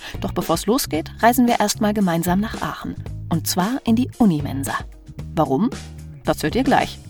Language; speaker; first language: German; native; German